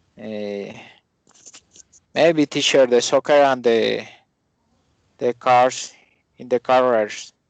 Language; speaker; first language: English; non-native, learner; Spanish